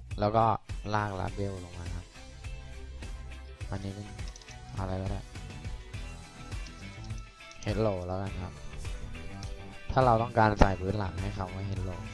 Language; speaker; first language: Thai; native; Thai